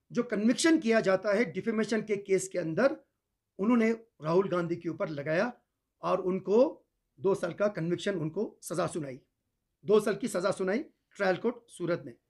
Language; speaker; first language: Hindi; non-native, local second language; Ladakhi